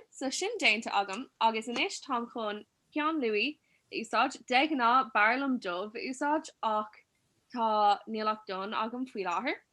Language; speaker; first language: Irish; non-native, local second language; English